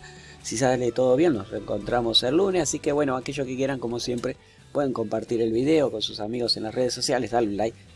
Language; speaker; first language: Spanish; native; Spanish